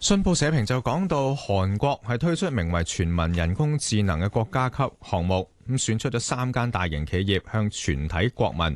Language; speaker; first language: Cantonese; native; Cantonese